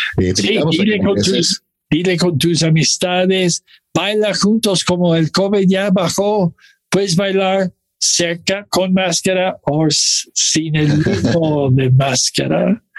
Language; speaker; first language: Spanish; non-native, fluent; English